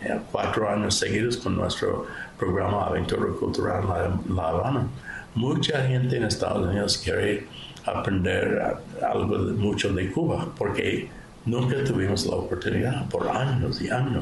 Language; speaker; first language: Spanish; non-native, fluent; English